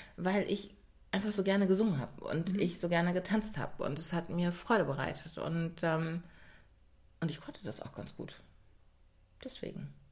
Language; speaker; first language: German; native; German